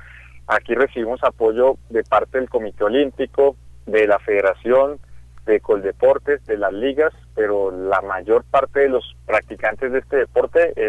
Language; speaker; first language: Spanish; native; Spanish